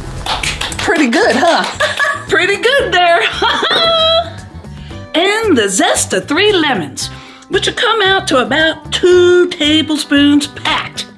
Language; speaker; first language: English; native; English